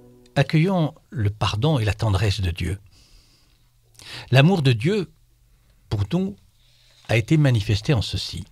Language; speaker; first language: French; native; French